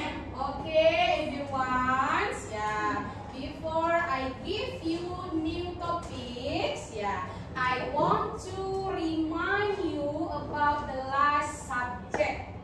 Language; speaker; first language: English; non-native, learner; Indonesian